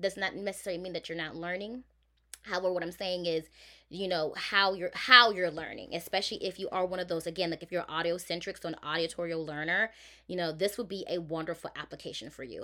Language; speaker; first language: English; native; English